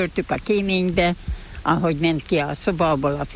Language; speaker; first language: Hungarian; native; Hungarian